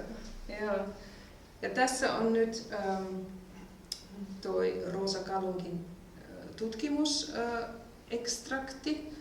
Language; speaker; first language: Finnish; non-native, fluent; German